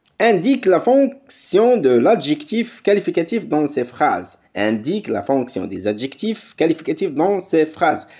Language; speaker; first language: French; non-native, local second language; Arabic